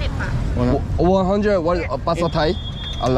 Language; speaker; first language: English; non-native, learner; Korean